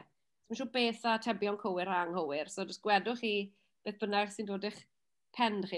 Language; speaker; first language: Welsh; native; Welsh